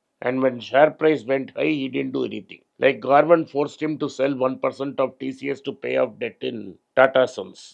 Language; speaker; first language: English; non-native, local second language; Tamil